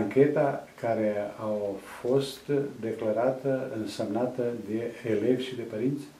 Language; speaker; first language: Romanian; non-native, local second language; Serbian